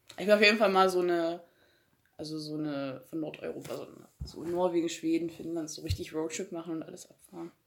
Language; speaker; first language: German; native; German